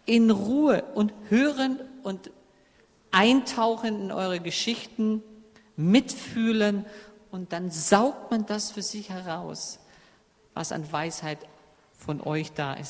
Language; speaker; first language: German; native; German